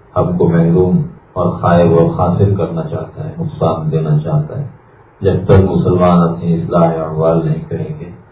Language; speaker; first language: Urdu; native; Urdu